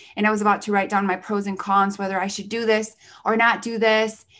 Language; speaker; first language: English; early bilingual, other home language; Spanish